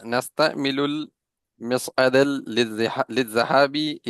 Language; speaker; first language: Arabic; non-native, learner; Urdu